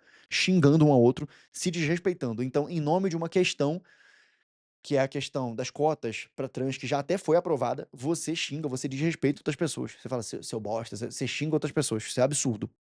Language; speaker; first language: Portuguese; native; Portuguese